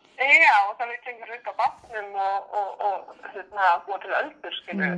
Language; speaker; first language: Icelandic; non-native, fluent; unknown